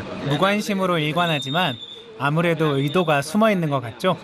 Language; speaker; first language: Korean; native; Korean